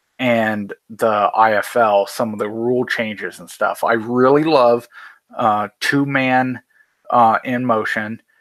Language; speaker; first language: English; native; English